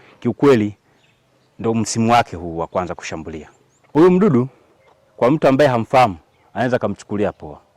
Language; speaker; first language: Swahili; native; Swahili